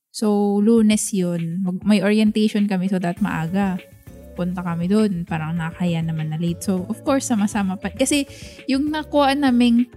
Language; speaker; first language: Filipino; non-native, local second language; Bikol